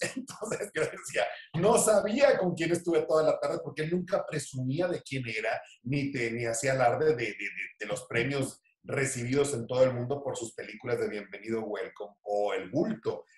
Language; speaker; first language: Spanish; native; Spanish